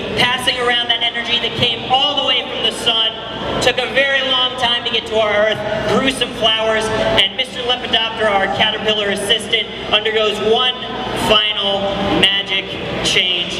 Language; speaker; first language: English; native; English